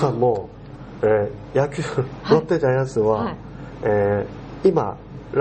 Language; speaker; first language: Japanese; non-native, learner; Korean